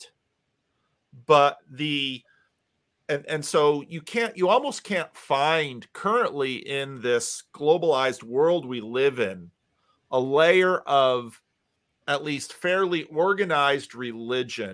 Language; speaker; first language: English; native; English